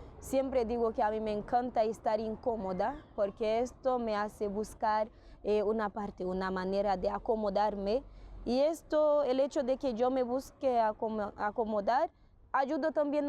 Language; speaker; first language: Spanish; non-native, fluent; Haitian Creole